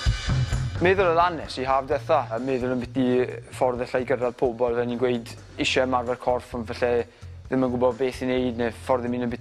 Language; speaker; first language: Welsh; native; Welsh